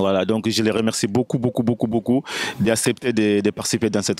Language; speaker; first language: French; non-native, fluent; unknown